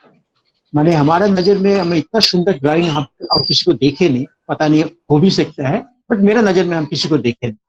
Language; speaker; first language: Hindi; native; Hindi